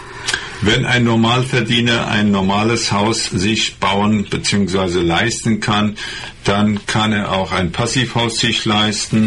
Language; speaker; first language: German; non-native, fluent; Persian